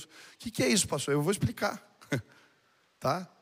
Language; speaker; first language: Portuguese; native; Portuguese